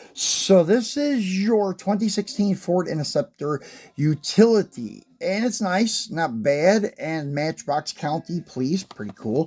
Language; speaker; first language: English; native; English